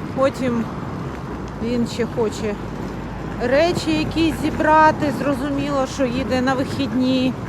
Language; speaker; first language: Ukrainian; native; Ukrainian